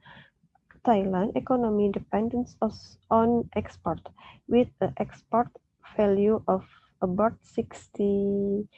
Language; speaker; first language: English; non-native, learner; Indonesian